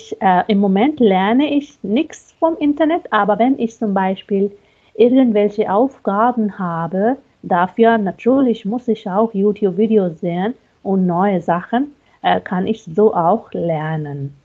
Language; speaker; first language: German; non-native, fluent; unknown